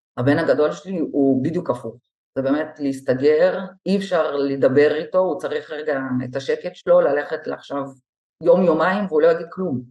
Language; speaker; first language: Hebrew; native; Hebrew